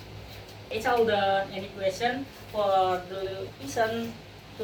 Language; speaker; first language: English; non-native, learner; Indonesian